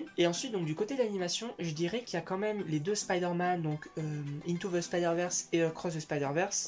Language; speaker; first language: French; native; French